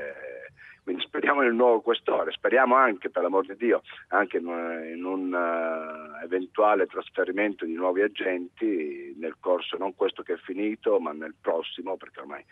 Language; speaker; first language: Italian; native; Italian